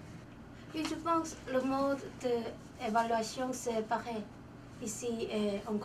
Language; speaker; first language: French; non-native, learner; Korean